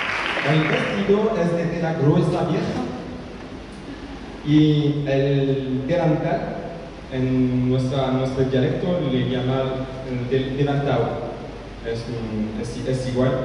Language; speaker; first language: Spanish; non-native, learner; French